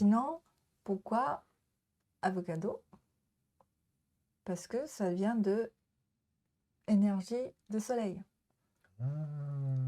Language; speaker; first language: French; non-native, learner; Japanese